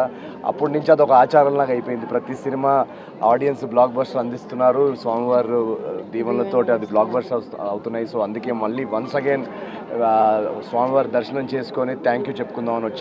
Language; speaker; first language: Telugu; native; Telugu